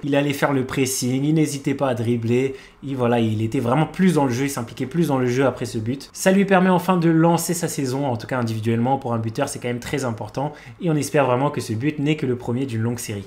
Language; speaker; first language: French; native; French